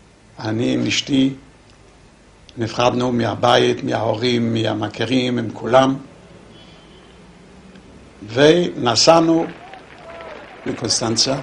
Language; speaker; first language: Hebrew; non-native, fluent; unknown